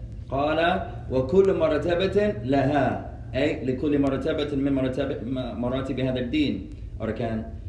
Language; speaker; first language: Arabic; native; Arabic